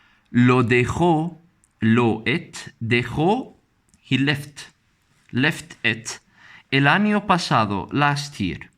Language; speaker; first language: Spanish; non-native, fluent; Arabic